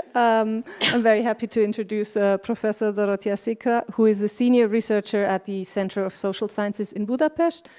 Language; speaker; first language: English; non-native, fluent; German